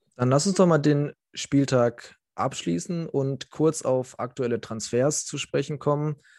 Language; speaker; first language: German; native; German